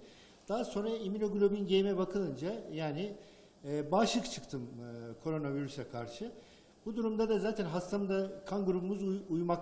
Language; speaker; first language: Turkish; non-native, fluent; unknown